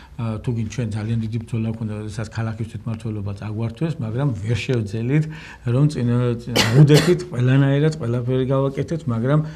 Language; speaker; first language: Georgian; native; Georgian